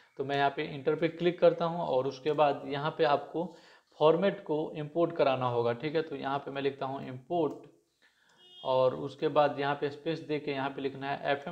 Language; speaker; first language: Hindi; native; Hindi